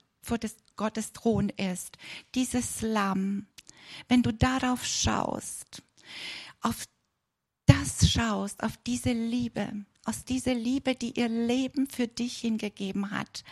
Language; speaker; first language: German; non-native, fluent; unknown